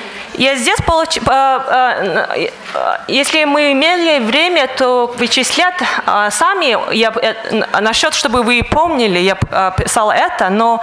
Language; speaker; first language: Russian; non-native, fluent; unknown